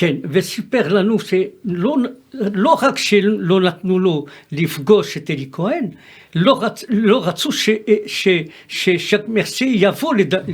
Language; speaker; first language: Hebrew; non-native, fluent; French